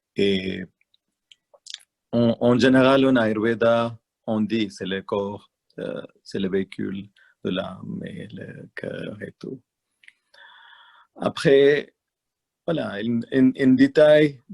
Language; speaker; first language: French; non-native, learner; Malayalam